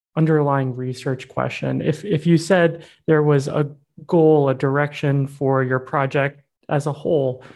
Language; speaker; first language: English; early bilingual, other home language; Burmese